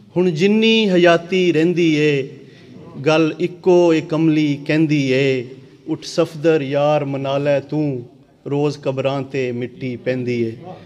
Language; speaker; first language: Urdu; non-native, local second language; Punjabi